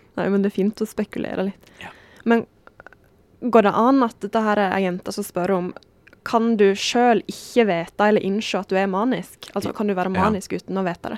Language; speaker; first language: Norwegian; native; Norwegian